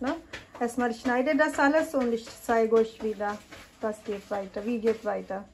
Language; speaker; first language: German; non-native, learner; Urdu